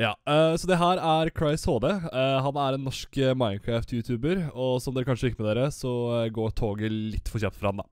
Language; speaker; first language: Norwegian; native; Norwegian